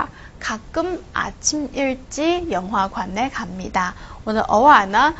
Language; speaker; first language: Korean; non-native, fluent; Chinese